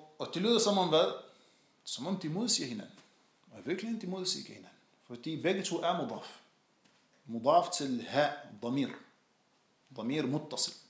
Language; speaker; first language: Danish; non-native, fluent; Arabic